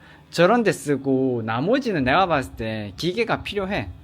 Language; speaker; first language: Korean; native; Korean